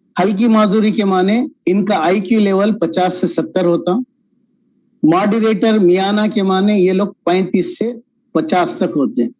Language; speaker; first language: Urdu; native; Urdu